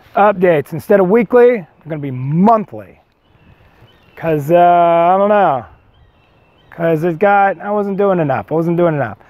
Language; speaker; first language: English; native; English